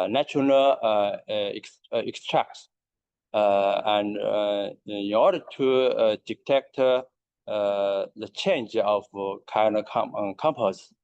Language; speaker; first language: English; non-native, learner; Chinese